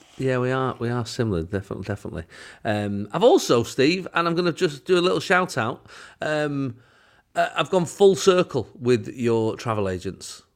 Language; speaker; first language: English; native; English